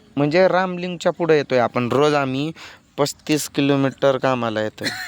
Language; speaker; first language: Marathi; non-native, local second language; Lambadi